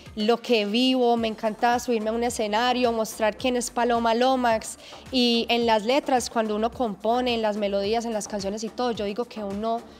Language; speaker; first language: Spanish; early bilingual, heritage; English